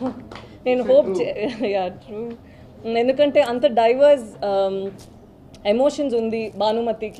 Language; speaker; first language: Telugu; non-native, local second language; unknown